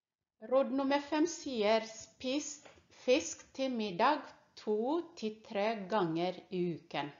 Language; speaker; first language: Norwegian; non-native, fluent; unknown